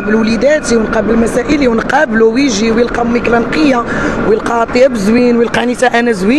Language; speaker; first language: Arabic; native; Arabic